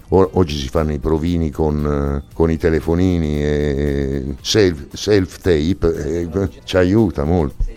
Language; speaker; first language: Italian; early bilingual, heritage; Italian